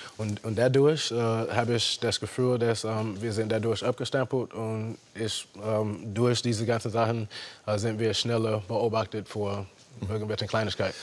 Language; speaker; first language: German; non-native, fluent; English